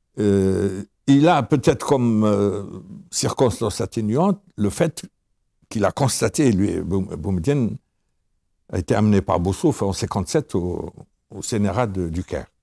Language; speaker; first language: French; non-native, local second language; Arabic